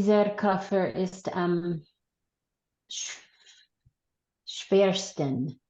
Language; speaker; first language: German; non-native, learner; English